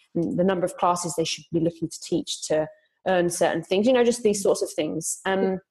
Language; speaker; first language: English; native; English